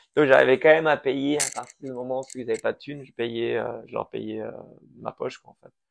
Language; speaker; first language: French; early bilingual, other home language; Persian